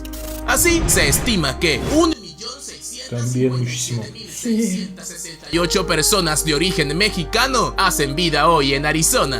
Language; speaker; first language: Spanish; native; Spanish